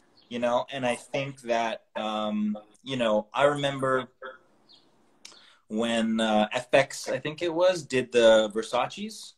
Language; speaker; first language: English; early bilingual, other home language; Italian